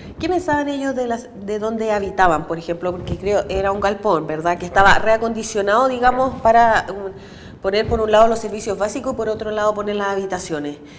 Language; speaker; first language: Spanish; native; Spanish